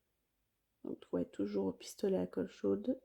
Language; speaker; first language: French; native; French